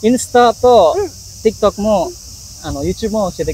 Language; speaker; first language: Japanese; non-native, fluent; Indonesian